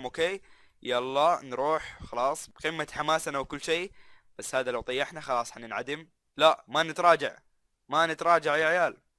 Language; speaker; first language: Arabic; native; Arabic